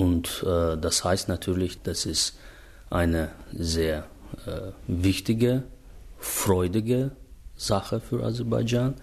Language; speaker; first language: German; non-native, fluent; Azerbaijani